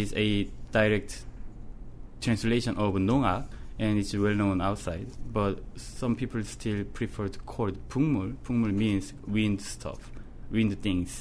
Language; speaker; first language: English; non-native, fluent; Korean